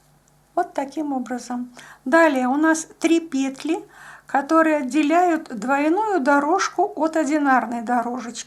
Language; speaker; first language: Russian; native; Russian